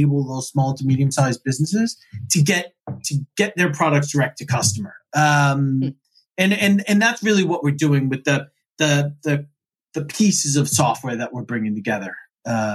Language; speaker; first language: English; native; English